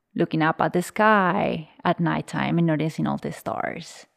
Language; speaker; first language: English; early bilingual, other home language; Spanish